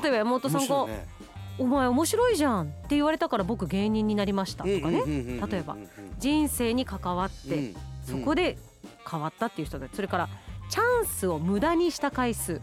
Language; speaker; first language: Japanese; native; Japanese